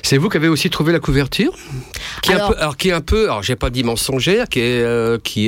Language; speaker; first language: French; native; French